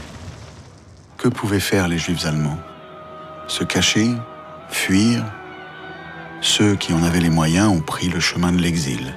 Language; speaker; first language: French; native; French